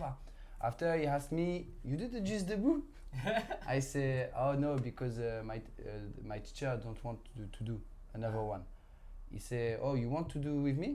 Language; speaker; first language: English; non-native, learner; French